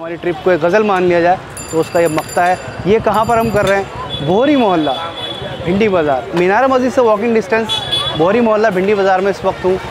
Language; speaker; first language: Hindi; native; Hindi